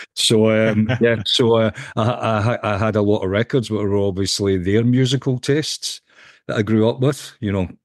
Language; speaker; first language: English; native; English